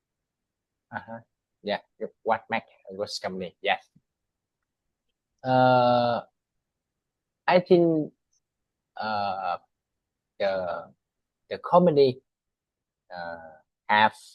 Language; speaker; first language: English; non-native, learner; Vietnamese